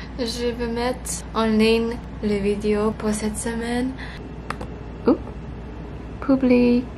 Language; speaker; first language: French; non-native, learner; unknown